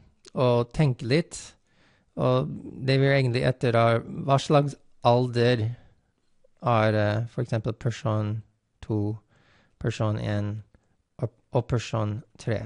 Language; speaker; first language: Norwegian; non-native, fluent; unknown